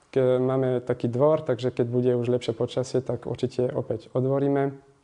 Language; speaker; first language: Slovak; non-native, fluent; French